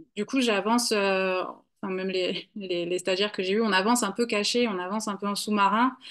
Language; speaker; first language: French; native; French